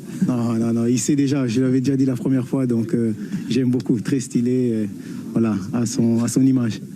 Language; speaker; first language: French; native; French